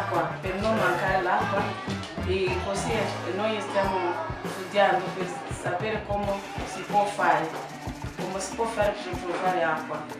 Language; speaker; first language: Italian; non-native, learner; French